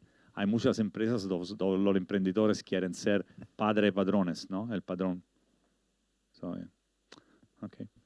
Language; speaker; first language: Spanish; non-native, learner; Italian